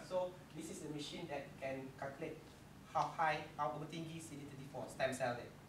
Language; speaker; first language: English; non-native, local second language; Malay